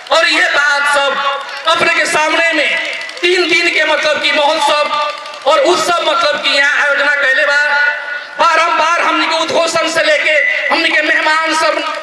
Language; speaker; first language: Bhojpuri; non-native, local second language; Dangaura Tharu